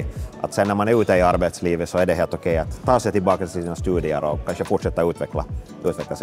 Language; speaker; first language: Swedish; native; Swedish